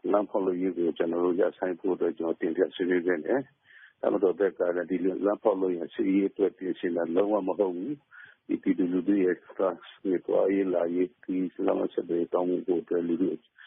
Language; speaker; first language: Burmese; non-native, local second language; Karen languages